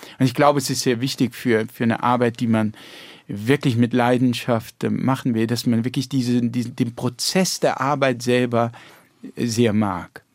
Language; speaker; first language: German; early bilingual, heritage; German